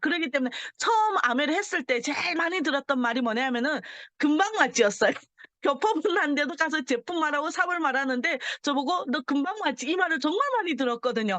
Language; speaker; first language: Korean; early bilingual, heritage; Korean